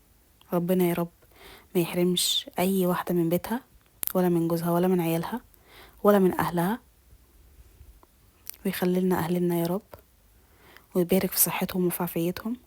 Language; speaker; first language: Arabic; native; Arabic